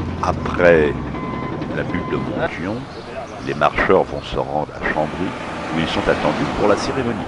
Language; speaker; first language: French; native; French